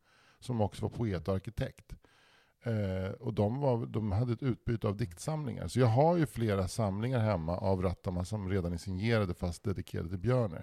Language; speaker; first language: Swedish; native; Swedish